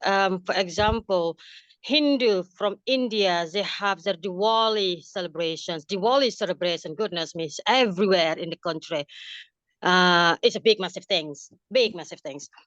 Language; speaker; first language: English; non-native, fluent; Indonesian